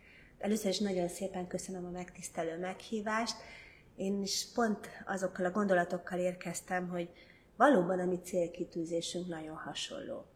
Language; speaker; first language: Hungarian; native; Hungarian